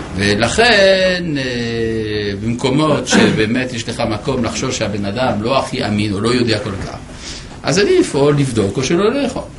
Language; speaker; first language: Hebrew; non-native, fluent; French